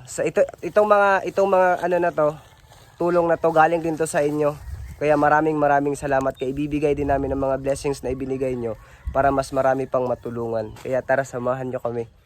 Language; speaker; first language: Filipino; non-native, local second language; Cebuano